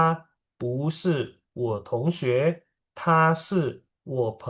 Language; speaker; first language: Chinese; non-native, fluent; Indonesian